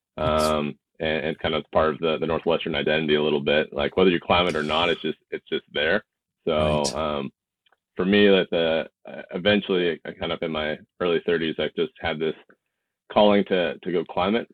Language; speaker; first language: English; native; English